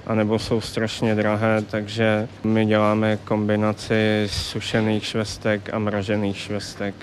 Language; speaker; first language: Czech; native; Czech